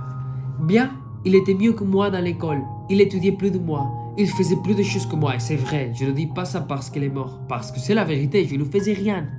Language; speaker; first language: French; non-native, fluent; Spanish